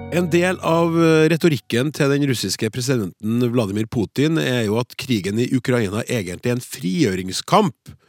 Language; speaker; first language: Norwegian; native; Norwegian